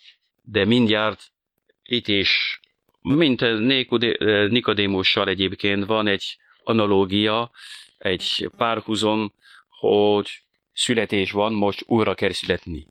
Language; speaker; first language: Hungarian; non-native, fluent; French